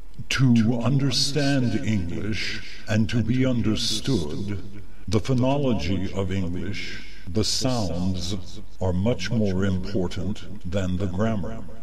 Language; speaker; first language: English; native; English